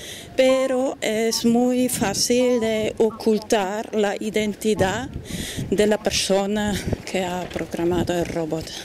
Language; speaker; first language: Spanish; non-native, fluent; German